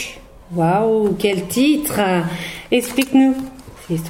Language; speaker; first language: French; native; French